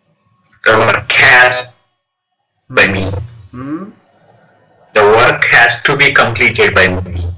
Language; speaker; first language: English; non-native, learner; Telugu